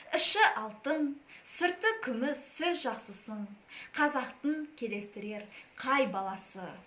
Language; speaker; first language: Kazakh; non-native, local second language; Russian